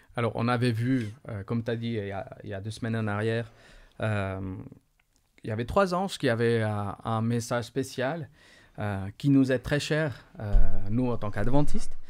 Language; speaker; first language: French; non-native, fluent; Portuguese